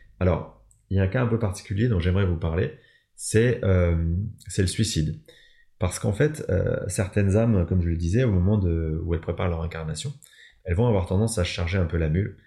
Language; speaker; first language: French; native; French